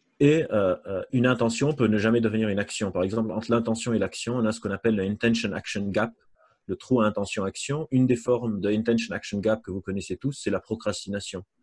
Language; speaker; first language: French; non-native, local second language; Arabic